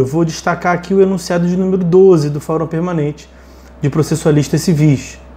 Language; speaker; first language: Portuguese; native; Portuguese